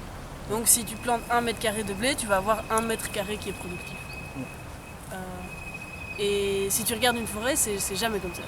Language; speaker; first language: French; native; French